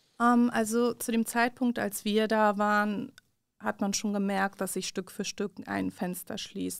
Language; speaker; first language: German; early bilingual, other home language; Persian